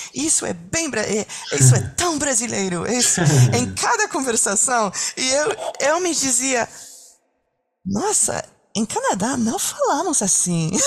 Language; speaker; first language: Portuguese; non-native, learner; French